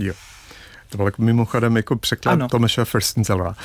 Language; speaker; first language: Czech; non-native, fluent; English